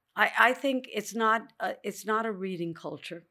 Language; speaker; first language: English; early bilingual, other home language; Spanish